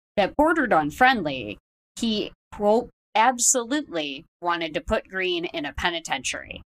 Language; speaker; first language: English; native; English